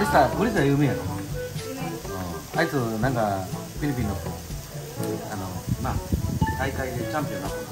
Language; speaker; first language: Japanese; native; Japanese